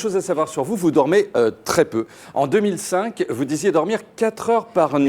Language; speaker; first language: French; native; French